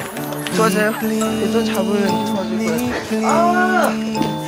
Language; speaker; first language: Korean; non-native, fluent; Thai